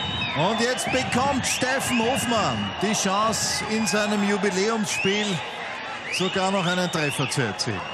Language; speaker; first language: German; native; German